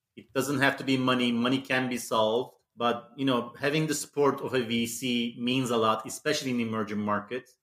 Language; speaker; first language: English; non-native, fluent; Turkish